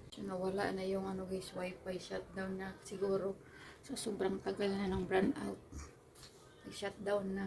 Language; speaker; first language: Filipino; non-native, local second language; Aklanon